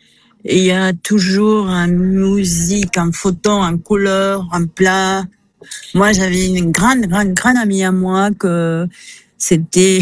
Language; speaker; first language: French; non-native, fluent; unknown